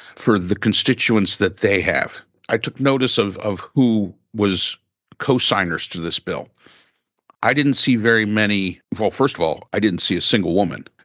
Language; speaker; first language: English; native; English